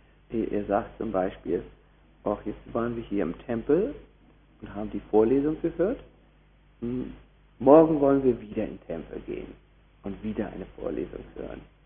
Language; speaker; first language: German; native; German